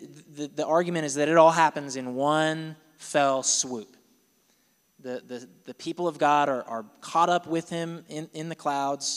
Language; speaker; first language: English; native; English